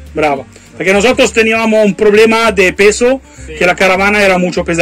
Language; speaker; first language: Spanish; non-native, learner; Italian